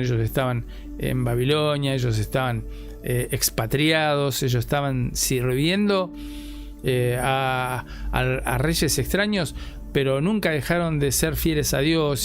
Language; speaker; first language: Spanish; native; Spanish